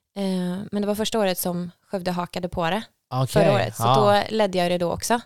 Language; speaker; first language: Swedish; native; Swedish